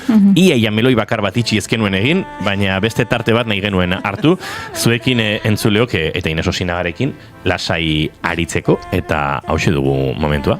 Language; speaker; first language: Basque; native; Basque